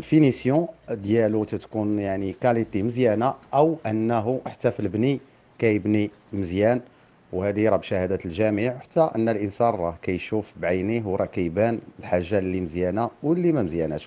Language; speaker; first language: Arabic; native; Arabic